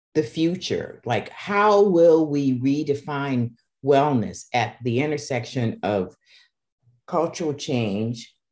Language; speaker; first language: English; native; English